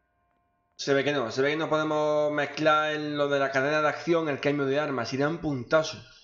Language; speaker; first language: Spanish; native; Spanish